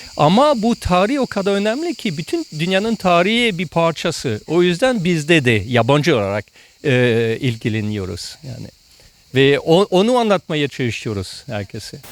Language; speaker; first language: Turkish; non-native, fluent; French